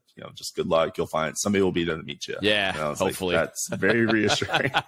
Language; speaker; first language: English; native; English